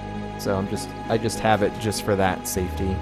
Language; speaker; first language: English; native; English